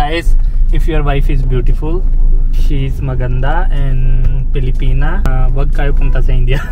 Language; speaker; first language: Filipino; non-native, learner; Punjabi